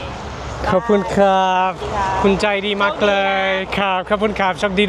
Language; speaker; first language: Thai; non-native, learner; French